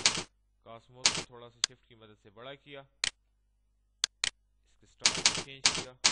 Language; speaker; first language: Urdu; native; Urdu